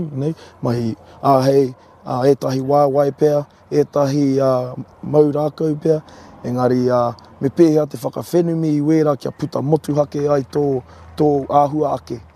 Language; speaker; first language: Māori; native; Māori